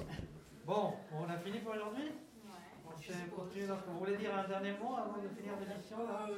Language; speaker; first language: French; native; French